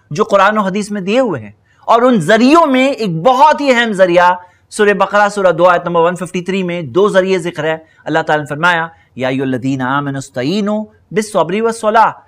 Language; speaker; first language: Hindi; native; Hindi